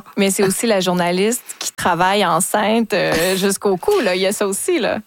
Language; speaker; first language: French; native; French